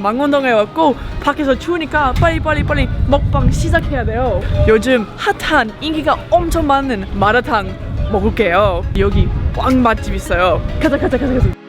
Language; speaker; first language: Korean; non-native, fluent; English